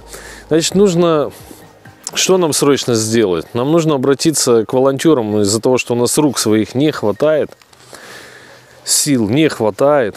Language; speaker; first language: Russian; native; Russian